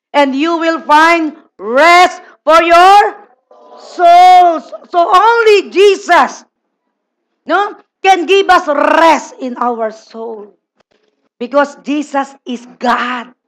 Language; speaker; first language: English; non-native, local second language; Filipino